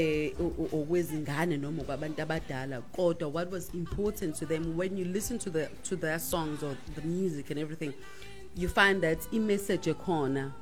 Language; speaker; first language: English; non-native, local second language; Zulu